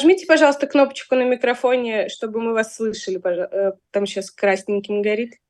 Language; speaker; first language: Russian; native; Russian